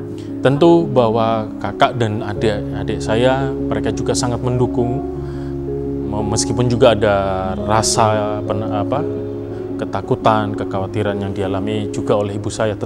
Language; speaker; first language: Indonesian; native; Indonesian